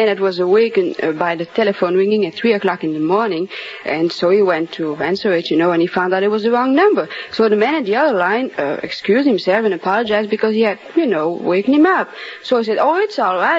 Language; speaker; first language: English; non-native, fluent; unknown